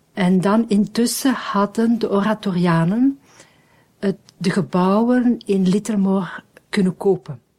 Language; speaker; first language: Dutch; native; Dutch